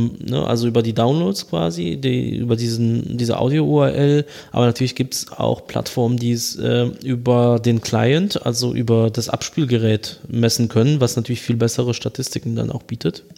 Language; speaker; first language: German; native; German